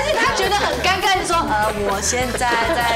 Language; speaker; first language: Chinese; native; Chinese